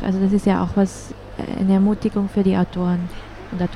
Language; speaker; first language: German; native; German